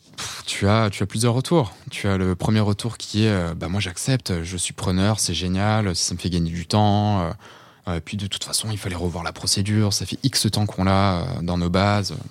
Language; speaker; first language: French; early bilingual, other home language; Portuguese